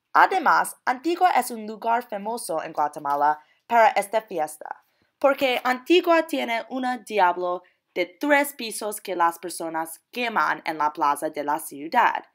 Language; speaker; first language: Spanish; non-native, learner; English